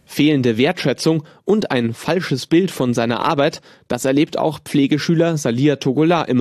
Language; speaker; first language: German; native; German